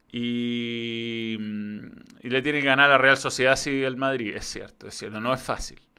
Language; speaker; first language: Spanish; native; Spanish